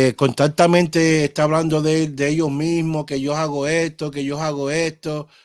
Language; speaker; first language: Spanish; early bilingual, heritage; Spanish